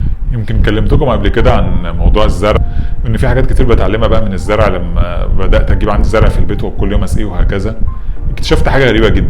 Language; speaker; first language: Arabic; native; Arabic